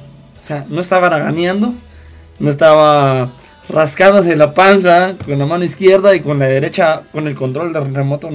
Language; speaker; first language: Spanish; native; Spanish